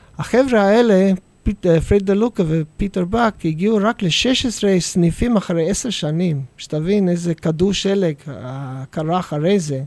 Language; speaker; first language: Hebrew; non-native, fluent; English